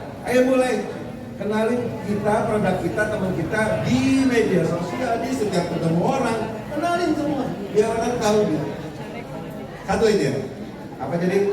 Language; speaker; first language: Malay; non-native, local second language; Sundanese